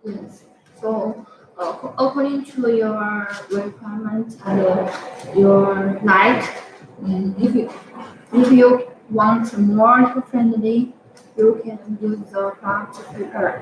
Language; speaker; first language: English; non-native, fluent; Chinese